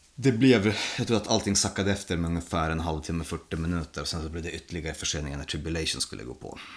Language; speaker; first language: Swedish; non-native, fluent; Polish